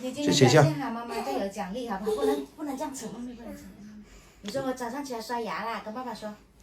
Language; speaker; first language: Chinese; native; Chinese